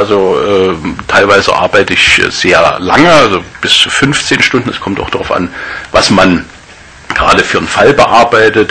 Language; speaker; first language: German; native; German